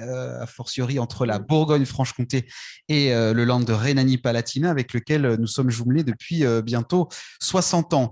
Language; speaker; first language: French; native; French